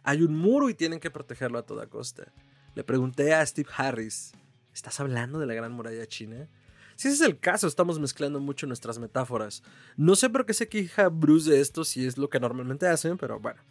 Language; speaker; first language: Spanish; native; Spanish